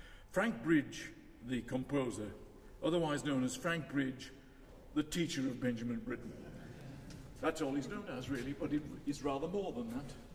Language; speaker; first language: English; native; English